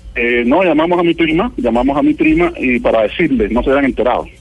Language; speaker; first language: Spanish; native; Spanish